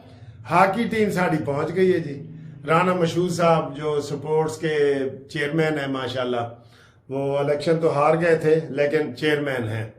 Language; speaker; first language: Hindi; non-native, local second language; Punjabi